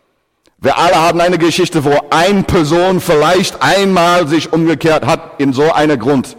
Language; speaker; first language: German; non-native, fluent; English